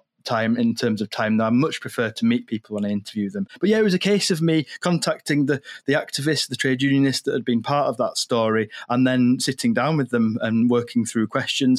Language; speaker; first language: English; native; English